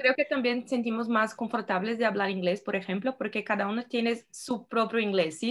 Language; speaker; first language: Spanish; non-native, fluent; Portuguese